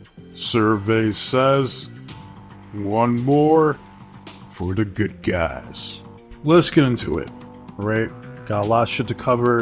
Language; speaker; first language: English; native; English